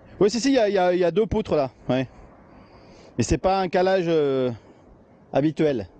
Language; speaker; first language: French; native; French